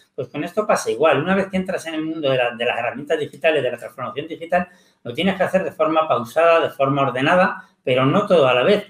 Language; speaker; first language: Spanish; native; Spanish